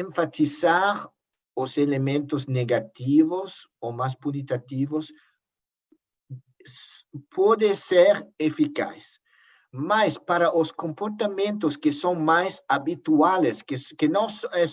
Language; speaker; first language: Portuguese; non-native, learner; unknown